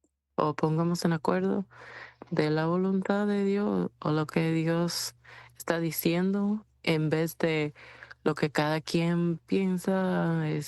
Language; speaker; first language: Spanish; non-native, fluent; English